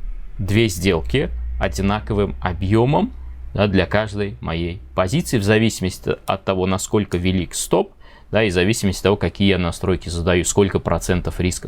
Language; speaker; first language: Russian; native; Russian